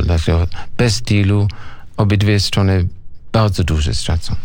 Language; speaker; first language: Polish; non-native, learner; English